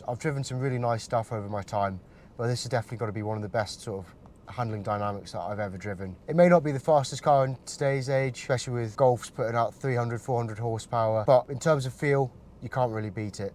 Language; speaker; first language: English; native; English